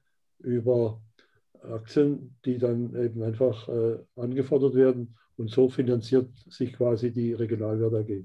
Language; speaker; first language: German; native; German